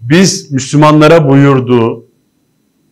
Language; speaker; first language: Turkish; native; Turkish